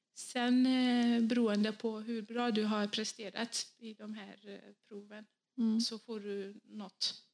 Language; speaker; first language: Swedish; non-native, fluent; Central Kurdish